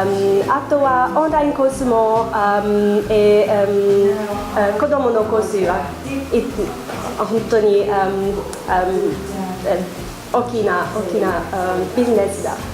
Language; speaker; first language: Japanese; non-native, learner; English